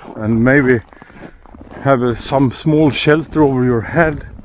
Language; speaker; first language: English; non-native, fluent; Swedish